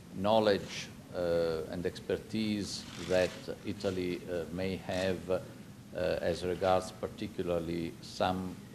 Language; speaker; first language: English; non-native, fluent; Italian